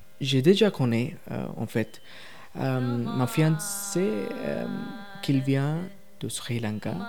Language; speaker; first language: French; non-native, learner; Tamil